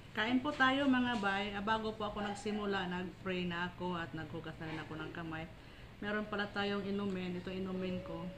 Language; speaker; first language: Filipino; non-native, local second language; Cebuano